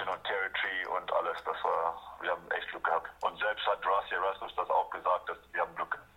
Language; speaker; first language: German; non-native, fluent; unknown